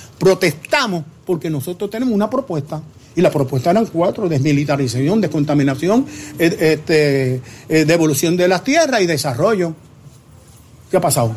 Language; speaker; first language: Spanish; native; Spanish